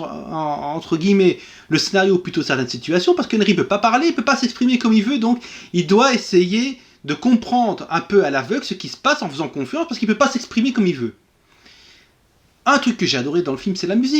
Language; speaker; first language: French; native; French